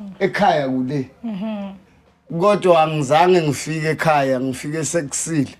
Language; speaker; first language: Zulu; native; Zulu